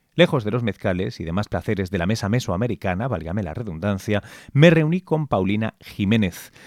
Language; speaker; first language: Spanish; native; Spanish